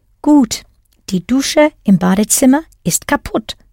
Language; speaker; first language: German; non-native, fluent; English